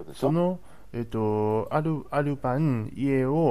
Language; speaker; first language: Japanese; non-native, learner; Chinese